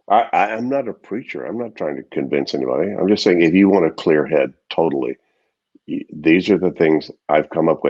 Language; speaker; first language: English; native; English